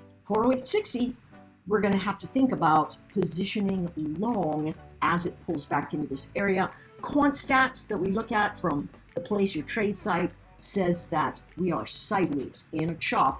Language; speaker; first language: English; native; English